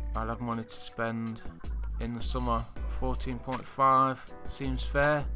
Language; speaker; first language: English; native; English